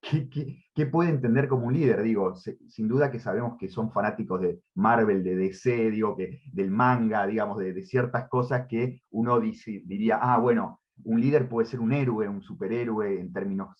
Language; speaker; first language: Spanish; native; Spanish